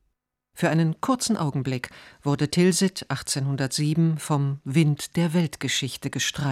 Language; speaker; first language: German; native; German